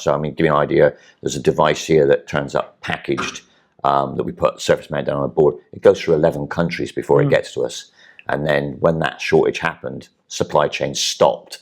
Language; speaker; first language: English; native; English